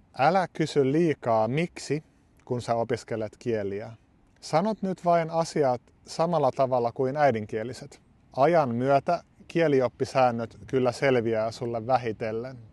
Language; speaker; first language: Finnish; native; Finnish